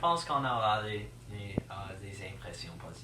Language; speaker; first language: French; non-native, learner; English